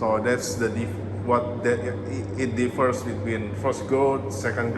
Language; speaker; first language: English; non-native, learner; Indonesian